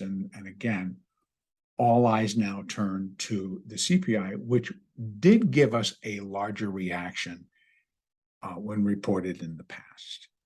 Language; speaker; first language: English; native; English